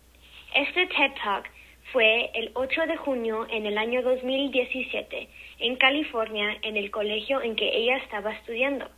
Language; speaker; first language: Spanish; early bilingual, heritage; English